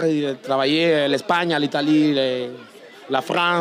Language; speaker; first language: French; non-native, learner; Spanish